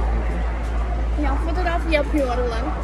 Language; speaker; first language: Turkish; non-native, learner; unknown